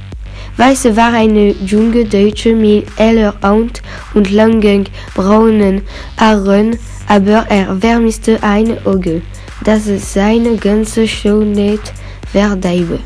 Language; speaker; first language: German; non-native, learner; French